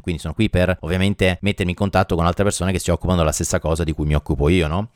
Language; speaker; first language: Italian; native; Italian